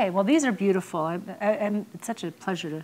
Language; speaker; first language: English; native; English